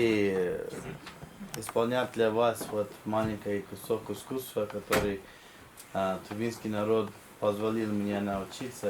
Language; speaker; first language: Russian; non-native, fluent; English